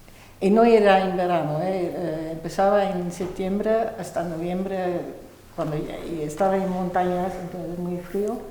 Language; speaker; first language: Spanish; non-native, fluent; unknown